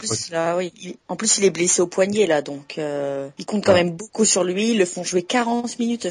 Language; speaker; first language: French; native; French